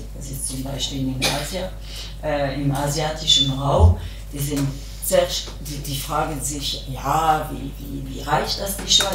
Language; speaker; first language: German; non-native, local second language; French